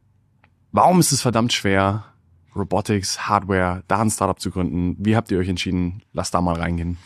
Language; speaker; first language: German; native; German